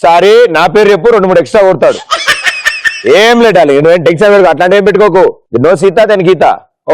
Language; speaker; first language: Telugu; native; Telugu